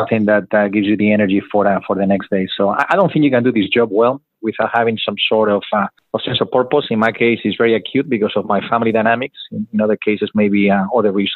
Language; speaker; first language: English; non-native, fluent; Spanish